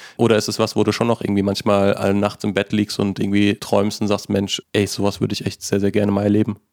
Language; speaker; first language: German; native; German